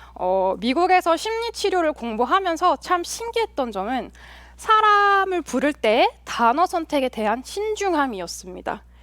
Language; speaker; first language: Korean; early bilingual, heritage; Korean